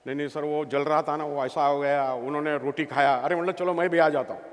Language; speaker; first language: Hindi; non-native, local second language; Marathi